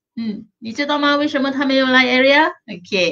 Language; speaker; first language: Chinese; non-native, local second language; Malay